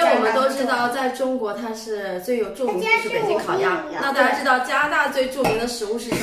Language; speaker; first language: Chinese; native; Chinese